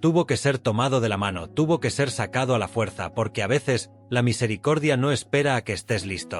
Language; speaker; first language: Spanish; native; Spanish